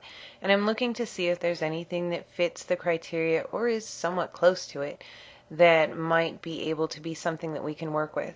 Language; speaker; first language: English; native; English